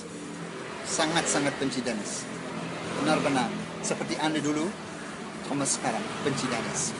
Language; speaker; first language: Indonesian; non-native, learner; English